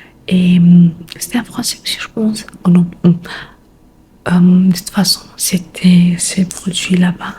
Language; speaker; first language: French; non-native, learner; Spanish